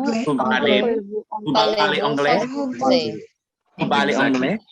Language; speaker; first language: French; non-native, learner; Burmese